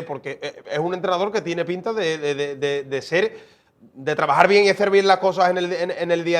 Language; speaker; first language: Spanish; native; Spanish